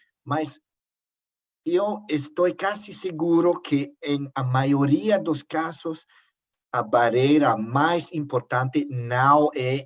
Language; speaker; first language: Portuguese; non-native, learner; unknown